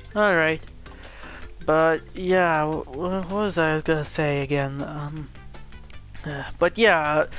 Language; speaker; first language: English; native; English